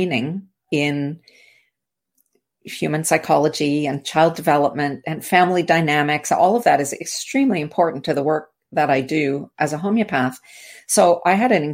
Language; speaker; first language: English; native; English